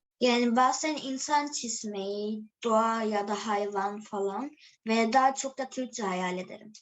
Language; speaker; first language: Turkish; early bilingual, heritage; Turkish